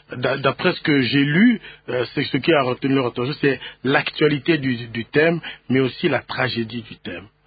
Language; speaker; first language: French; non-native, local second language; Lingala